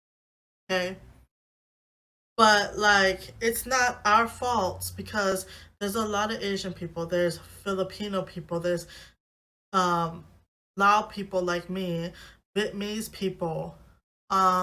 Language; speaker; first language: English; native; English